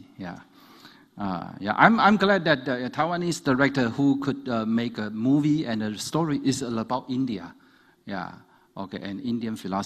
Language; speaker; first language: English; non-native, fluent; Chinese